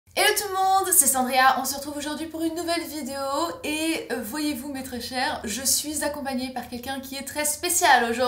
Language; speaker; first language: French; native; French